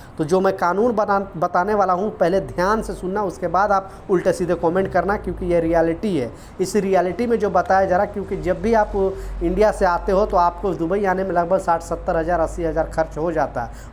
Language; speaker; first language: Hindi; native; Hindi